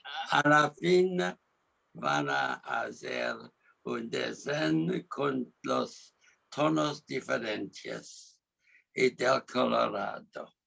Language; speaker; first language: Spanish; non-native, learner; English